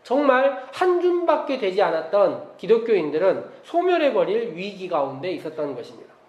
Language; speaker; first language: Korean; native; Korean